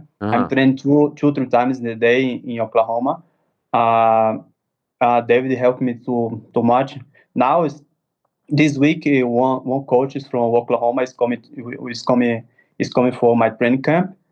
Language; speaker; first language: English; non-native, learner; Portuguese